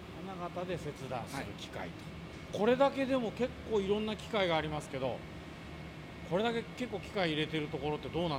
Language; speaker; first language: Japanese; native; Japanese